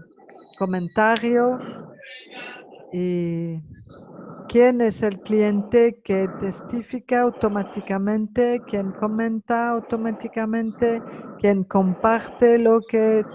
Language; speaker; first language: Spanish; non-native, fluent; French